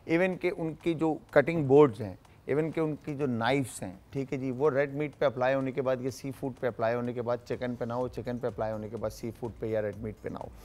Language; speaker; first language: Urdu; native; Urdu